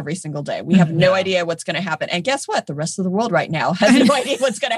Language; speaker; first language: English; native; English